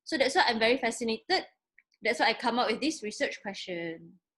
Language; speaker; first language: English; non-native, local second language; Malay